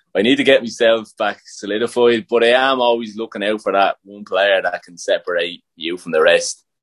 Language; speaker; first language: English; native; English